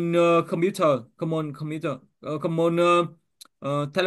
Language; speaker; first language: English; non-native, learner; Vietnamese